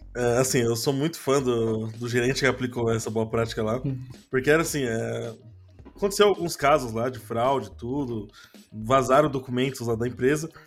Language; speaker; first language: Portuguese; native; Portuguese